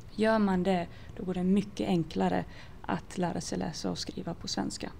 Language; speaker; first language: Swedish; early bilingual, other home language; Croatian